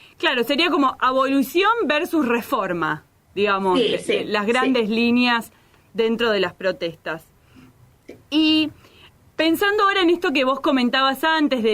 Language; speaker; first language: Spanish; native; Spanish